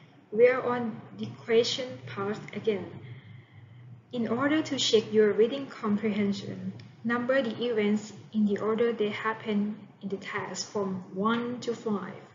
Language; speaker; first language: English; non-native, fluent; Thai